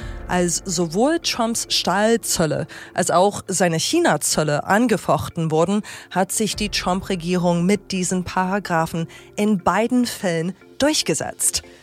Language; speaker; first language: German; non-native, fluent; English